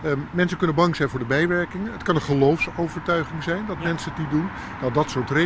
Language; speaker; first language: Dutch; native; Dutch